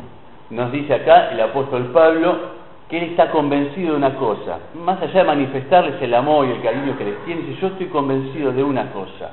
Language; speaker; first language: Spanish; native; Spanish